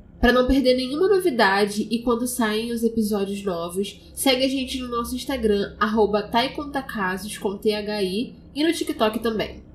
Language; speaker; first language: Portuguese; native; Portuguese